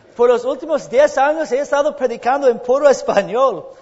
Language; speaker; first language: Spanish; non-native, fluent; English